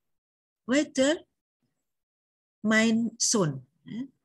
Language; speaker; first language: German; non-native, learner; Indonesian